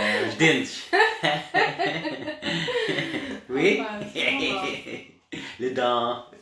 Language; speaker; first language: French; non-native, learner; Portuguese